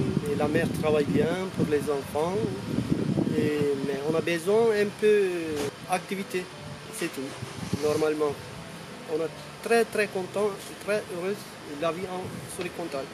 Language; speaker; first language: French; non-native, learner; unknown